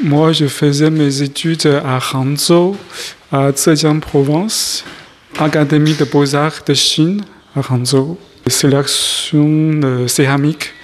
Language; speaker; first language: French; non-native, fluent; Chinese